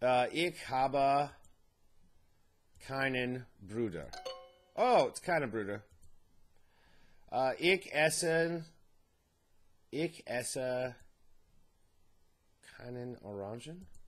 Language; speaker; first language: German; non-native, learner; English